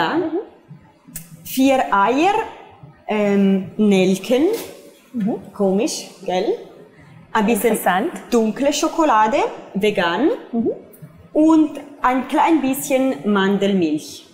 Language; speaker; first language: German; non-native, fluent; Italian